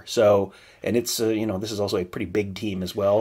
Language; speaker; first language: English; native; English